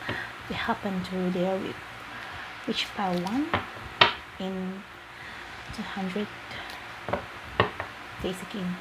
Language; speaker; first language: English; non-native, learner; Indonesian